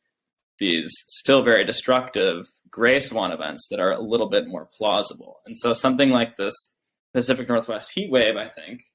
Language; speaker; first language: English; native; English